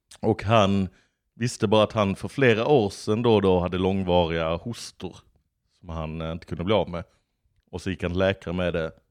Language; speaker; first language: Swedish; native; Swedish